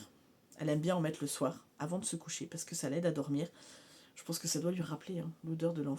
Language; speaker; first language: French; native; French